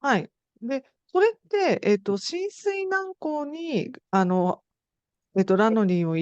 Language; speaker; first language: Japanese; native; Japanese